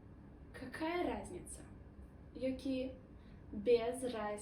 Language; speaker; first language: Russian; non-native, local second language; Uzbek